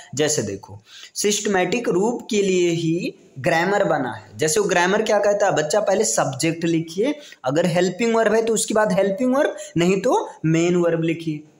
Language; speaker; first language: Hindi; native; Hindi